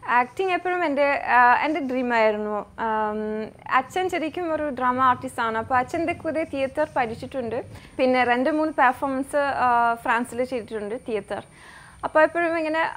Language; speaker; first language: Malayalam; non-native, fluent; French